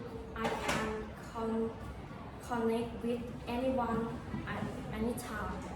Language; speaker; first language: English; non-native, learner; Thai